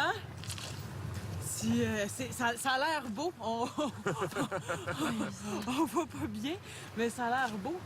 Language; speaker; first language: French; native; French